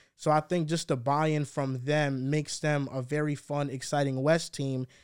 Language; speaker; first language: English; early bilingual, heritage; Spanish